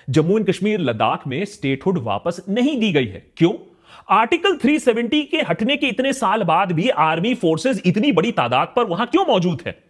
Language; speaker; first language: Hindi; native; Hindi